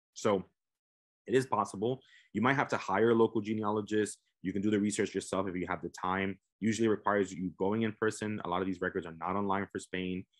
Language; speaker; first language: English; native; English